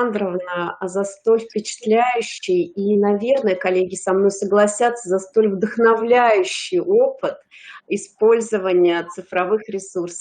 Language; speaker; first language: Russian; native; Russian